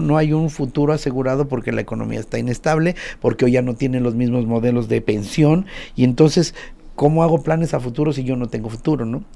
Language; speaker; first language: Spanish; native; Spanish